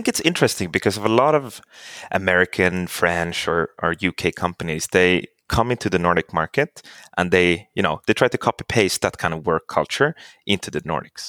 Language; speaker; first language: English; non-native, fluent; Swedish